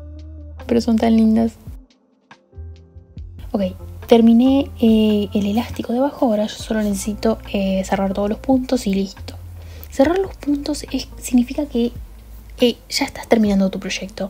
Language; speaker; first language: Spanish; native; Spanish